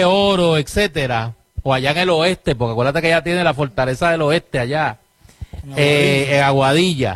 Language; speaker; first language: Spanish; native; Spanish